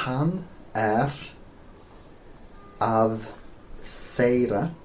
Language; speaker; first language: Icelandic; non-native, learner; English